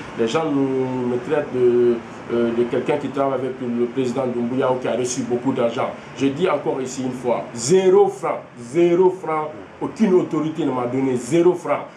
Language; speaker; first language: French; non-native, local second language; Fula